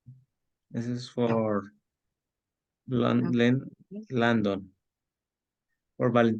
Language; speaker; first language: English; non-native, learner; Spanish